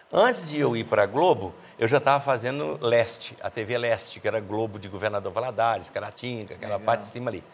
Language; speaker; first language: Portuguese; native; Portuguese